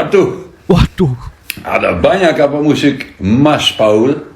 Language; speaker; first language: Indonesian; non-native, learner; Dutch